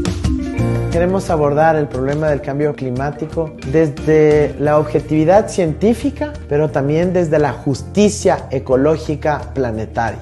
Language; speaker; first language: Spanish; native; Spanish